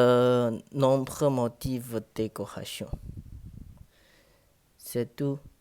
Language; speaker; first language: French; non-native, learner; Chinese